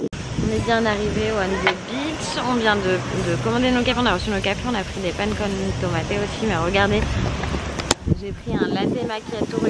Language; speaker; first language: French; native; French